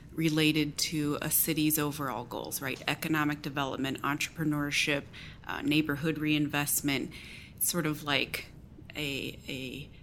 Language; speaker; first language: English; native; English